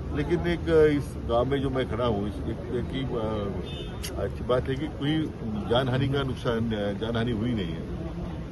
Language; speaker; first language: Hindi; non-native, local second language; Marathi